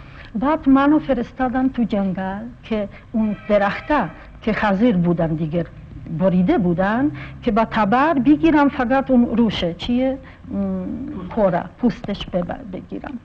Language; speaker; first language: Persian; non-native, fluent; Polish